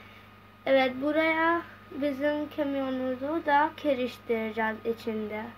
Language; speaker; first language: Turkish; non-native, fluent; Urdu